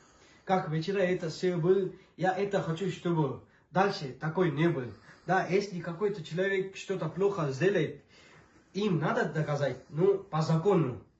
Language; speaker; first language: Russian; non-native, learner; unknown